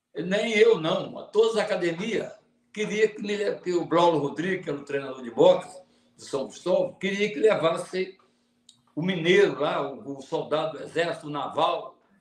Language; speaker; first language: Portuguese; native; Portuguese